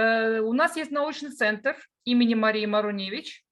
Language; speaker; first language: Russian; non-native, local second language; Gagauz